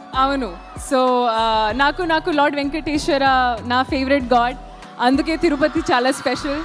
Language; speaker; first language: Telugu; non-native, local second language; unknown